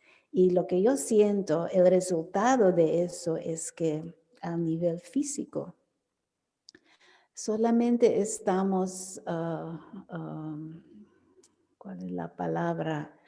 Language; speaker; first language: Spanish; non-native, fluent; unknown